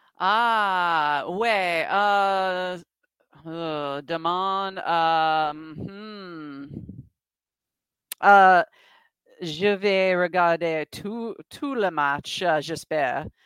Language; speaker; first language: French; non-native, learner; English